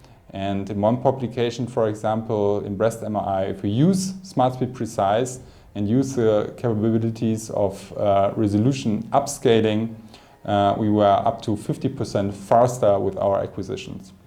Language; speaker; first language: English; non-native, fluent; German